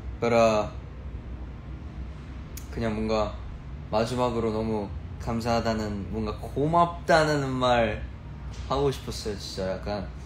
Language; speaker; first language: Korean; early bilingual, heritage; Korean